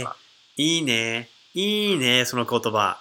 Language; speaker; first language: Japanese; non-native, fluent; English